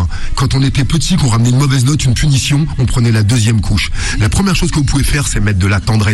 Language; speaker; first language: French; native; French